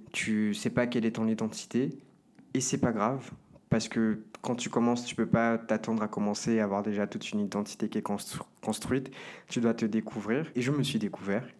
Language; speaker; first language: French; non-native, fluent; Portuguese